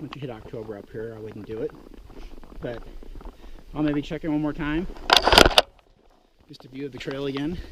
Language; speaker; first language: English; native; English